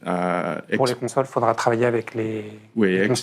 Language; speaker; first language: French; native; French